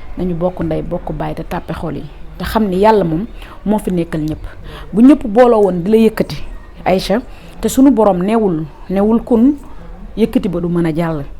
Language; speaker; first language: Wolof; native; Wolof